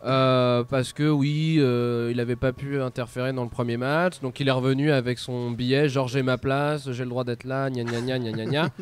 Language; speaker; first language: French; native; French